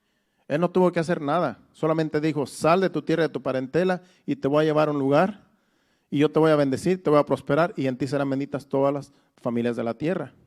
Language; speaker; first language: Spanish; native; Spanish